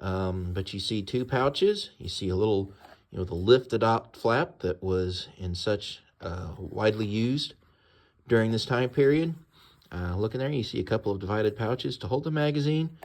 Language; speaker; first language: English; native; English